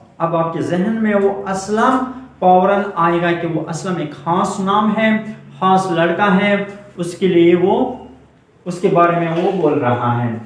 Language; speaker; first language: Urdu; non-native, local second language; Pashto